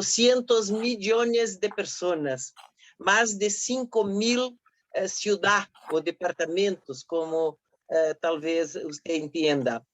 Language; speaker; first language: Spanish; non-native, fluent; Portuguese